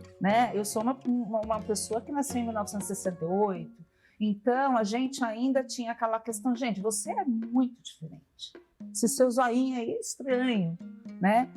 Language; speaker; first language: Portuguese; native; Portuguese